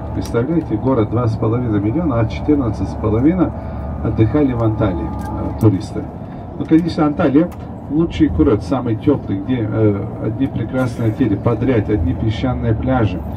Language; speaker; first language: Russian; non-native, fluent; Turkish